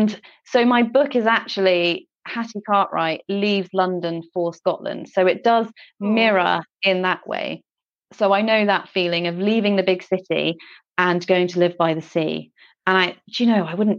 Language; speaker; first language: English; native; English